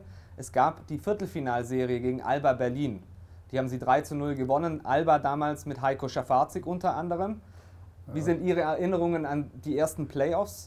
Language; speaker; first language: German; native; German